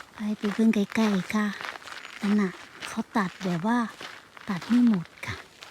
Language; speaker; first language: Thai; non-native, local second language; Northeastern Thai